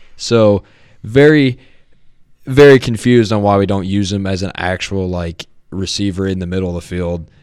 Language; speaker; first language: English; native; English